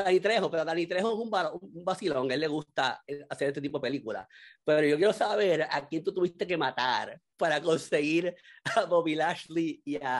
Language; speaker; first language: Spanish; native; Spanish